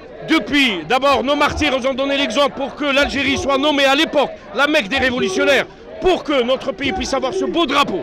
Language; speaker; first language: French; non-native, local second language; Arabic